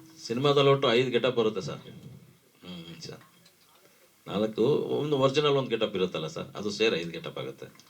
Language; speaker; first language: Kannada; native; Kannada